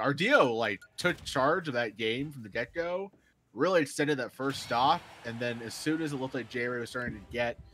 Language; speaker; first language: English; native; English